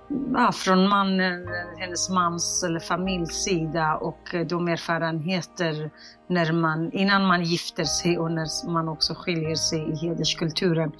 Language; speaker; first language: Swedish; non-native, fluent; Central Kurdish